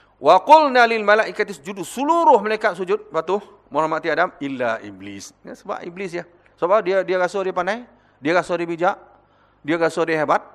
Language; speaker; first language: Malay; native; Malay